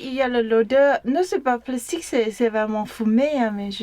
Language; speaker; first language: French; non-native, learner; Thai